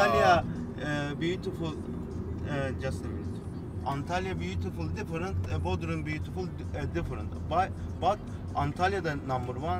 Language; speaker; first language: English; non-native, learner; Turkish